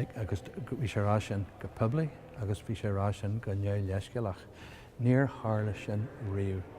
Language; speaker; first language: Irish; native; Irish